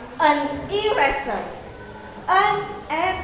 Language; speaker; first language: English; non-native, fluent; Indonesian